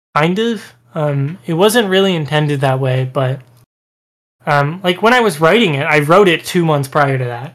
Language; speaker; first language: English; native; English